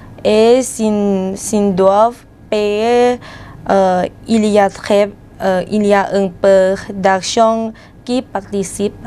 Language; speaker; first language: French; non-native, learner; Thai